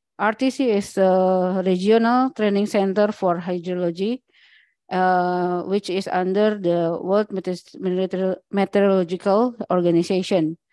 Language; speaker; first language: English; non-native, learner; Indonesian